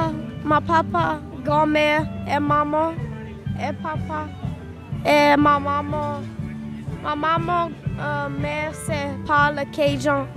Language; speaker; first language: French; non-native, learner; English